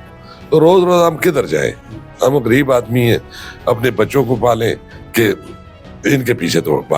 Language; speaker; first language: Urdu; non-native, local second language; Pashto